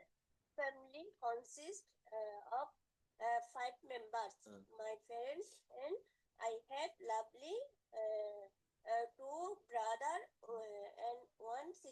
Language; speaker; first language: English; non-native, learner; Bangla